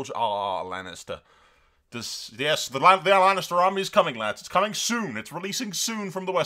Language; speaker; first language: English; native; English